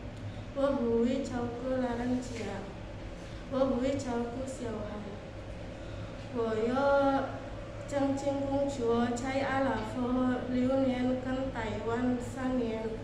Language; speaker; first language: Chinese; non-native, learner; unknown